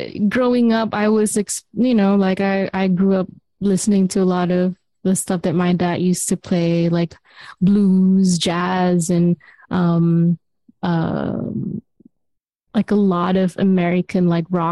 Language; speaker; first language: English; non-native, local second language; Malay